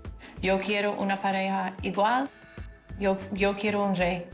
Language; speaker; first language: Spanish; non-native, learner; English